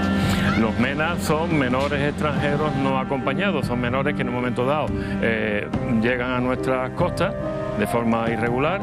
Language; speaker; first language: Spanish; native; Spanish